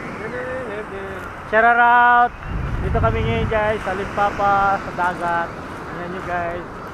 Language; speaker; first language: Filipino; native; Filipino